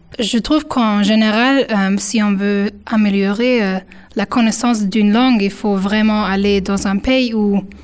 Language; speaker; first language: French; non-native, fluent; German